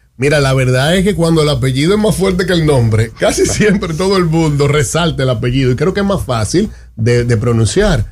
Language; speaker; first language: Spanish; native; Spanish